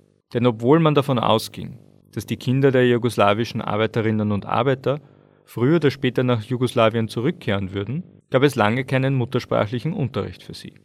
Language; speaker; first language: German; native; German